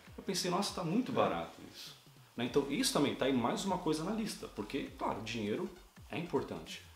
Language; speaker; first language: Portuguese; native; Portuguese